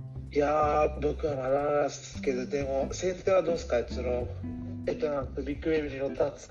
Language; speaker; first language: Japanese; non-native, learner; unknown